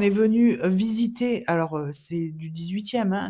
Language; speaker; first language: French; native; French